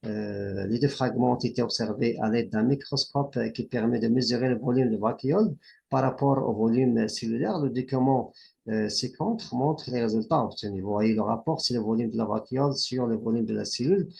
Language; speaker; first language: French; non-native, local second language; Arabic